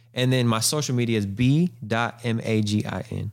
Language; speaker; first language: English; native; English